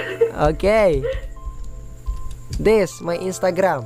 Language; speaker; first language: English; non-native, learner; Indonesian